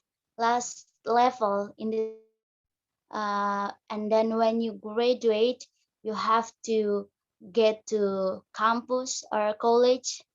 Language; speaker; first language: English; non-native, fluent; Indonesian